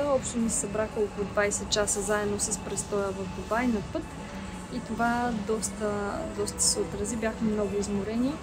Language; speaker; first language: Bulgarian; native; Bulgarian